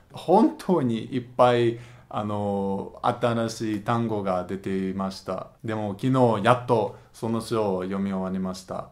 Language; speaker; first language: Japanese; non-native, learner; Russian